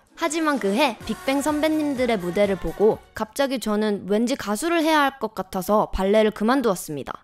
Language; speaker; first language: Korean; native; Korean